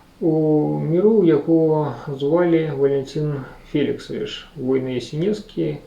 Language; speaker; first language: Belarusian; native; Belarusian